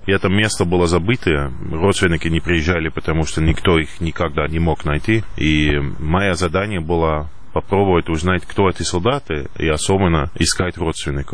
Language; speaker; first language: Russian; non-native, fluent; Dutch